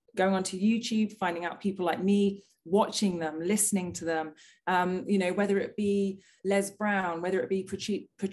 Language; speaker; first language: English; native; English